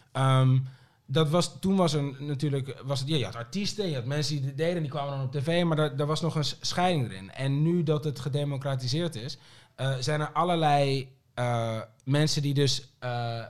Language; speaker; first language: Dutch; early bilingual, other home language; Papiamento